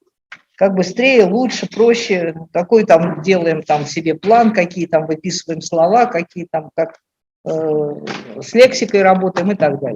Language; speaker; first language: Russian; native; Russian